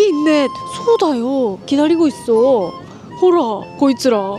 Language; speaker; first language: Korean; non-native, learner; Japanese